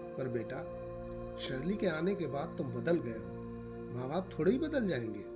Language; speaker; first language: Hindi; native; Hindi